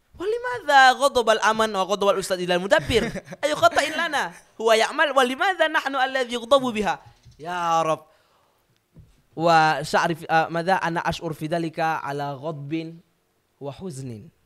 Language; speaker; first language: Arabic; non-native, learner; Indonesian